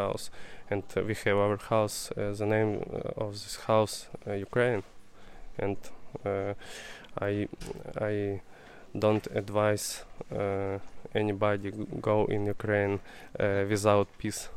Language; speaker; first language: English; non-native, learner; Russian